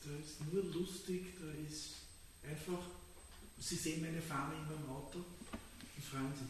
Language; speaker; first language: German; native; German